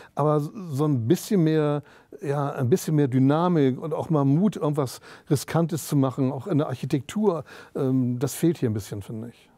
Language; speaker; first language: German; native; German